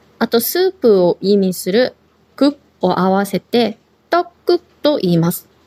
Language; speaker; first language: Japanese; non-native, fluent; Korean